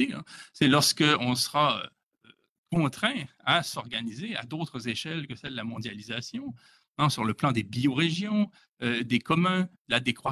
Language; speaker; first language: French; native; French